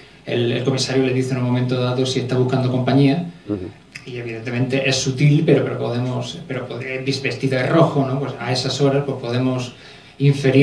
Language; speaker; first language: Spanish; native; Spanish